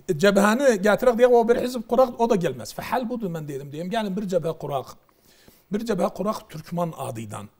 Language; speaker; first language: Turkish; native; Turkish